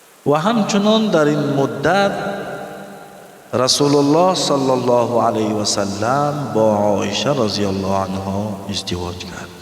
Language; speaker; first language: Persian; native; Persian